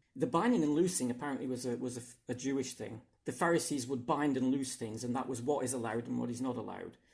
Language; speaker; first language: English; native; English